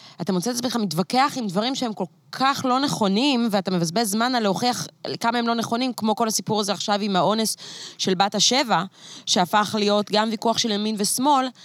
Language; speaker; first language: Hebrew; native; Hebrew